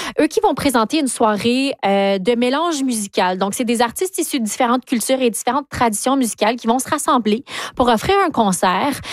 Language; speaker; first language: French; native; French